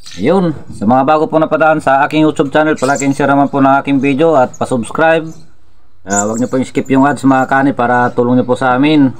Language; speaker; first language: Filipino; non-native, local second language; Iloko